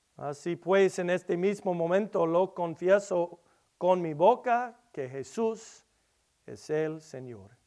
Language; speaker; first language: Spanish; non-native, learner; English